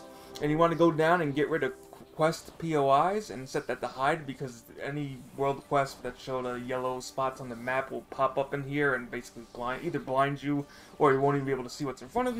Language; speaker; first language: English; native; English